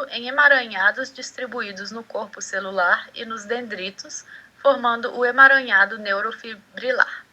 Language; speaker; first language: Portuguese; native; Portuguese